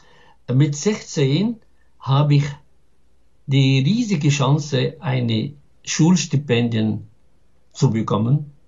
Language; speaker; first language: German; non-native, fluent; Arabic